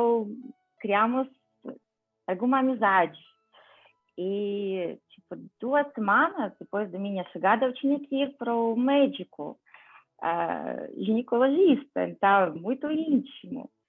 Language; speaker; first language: Portuguese; non-native, fluent; Ukrainian